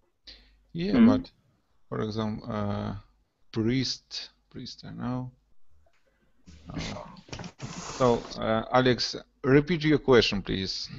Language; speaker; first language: English; non-native, learner; Russian